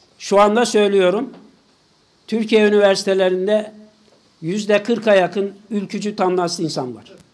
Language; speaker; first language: Turkish; native; Turkish